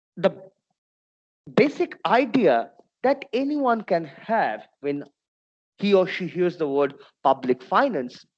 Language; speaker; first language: English; non-native, local second language; Bangla